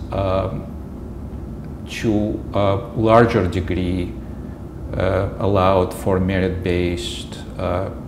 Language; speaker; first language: English; non-native, fluent; Russian